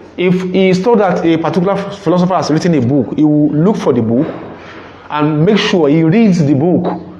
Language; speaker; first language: English; non-native, local second language; Yoruba